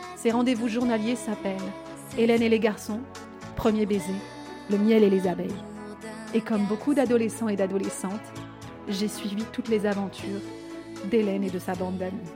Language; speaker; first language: French; native; French